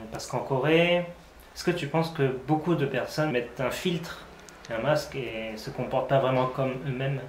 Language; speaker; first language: French; native; French